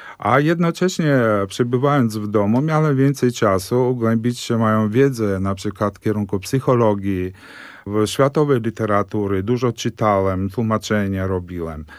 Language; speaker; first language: Polish; early bilingual, heritage; Polish